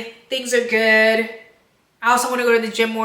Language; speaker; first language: English; native; English